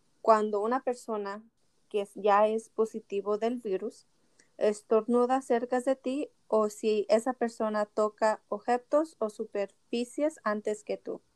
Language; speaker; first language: Spanish; early bilingual, heritage; Spanish